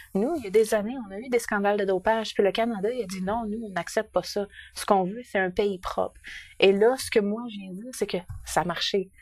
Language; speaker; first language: French; native; French